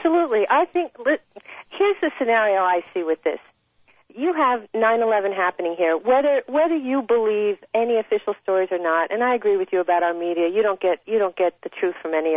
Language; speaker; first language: English; native; English